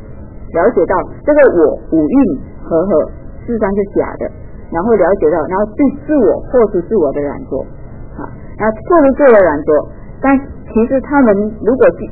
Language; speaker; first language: Chinese; native; Chinese